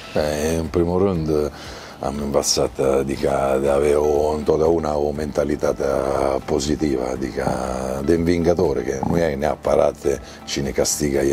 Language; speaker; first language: Romanian; non-native, learner; Italian